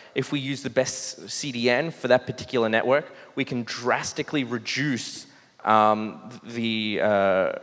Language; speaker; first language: English; native; English